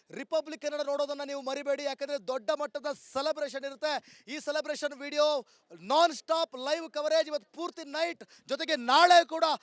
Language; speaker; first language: Kannada; native; Kannada